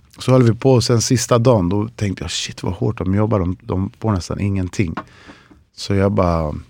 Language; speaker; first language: Swedish; early bilingual, other home language; Spanish